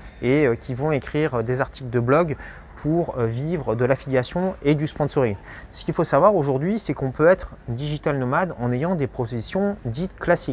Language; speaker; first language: French; native; French